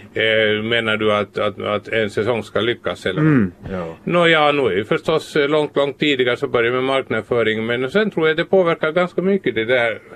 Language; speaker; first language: Swedish; native; Swedish